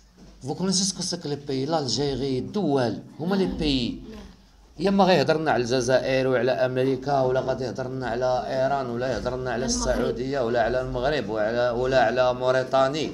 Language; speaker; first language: French; non-native, local second language; Arabic